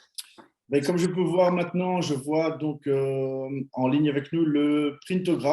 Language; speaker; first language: French; native; French